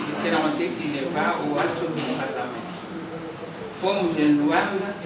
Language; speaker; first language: Portuguese; non-native, local second language; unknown